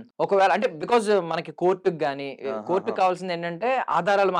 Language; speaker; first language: Telugu; native; Telugu